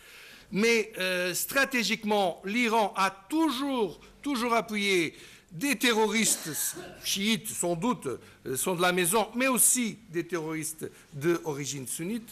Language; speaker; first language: French; non-native, fluent; Portuguese